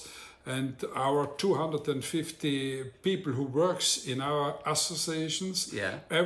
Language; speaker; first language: English; non-native, learner; Italian